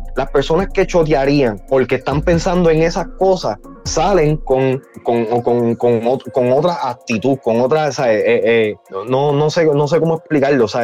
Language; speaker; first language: Spanish; native; Spanish